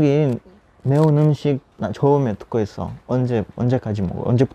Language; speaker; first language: Korean; non-native, learner; Italian